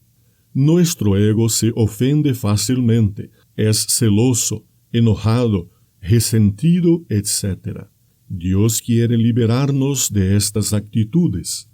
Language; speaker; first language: Spanish; non-native, fluent; Portuguese